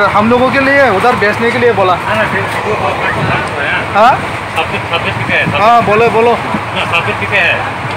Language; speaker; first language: Hindi; non-native, local second language; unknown